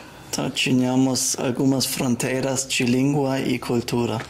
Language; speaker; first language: Portuguese; non-native, learner; German